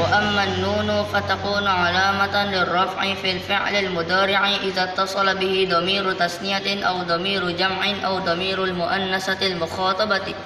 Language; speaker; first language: Arabic; non-native, learner; Indonesian